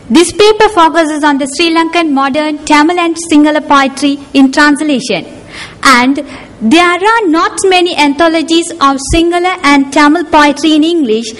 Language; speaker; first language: English; non-native, local second language; Tamil